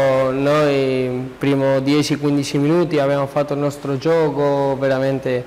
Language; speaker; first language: Italian; non-native, learner; Spanish